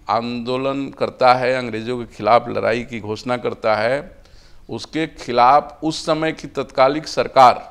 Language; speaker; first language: Hindi; native; Hindi